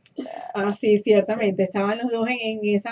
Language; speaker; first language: Spanish; native; Spanish